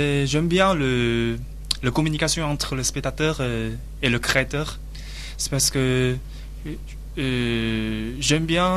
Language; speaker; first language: French; non-native, learner; Chinese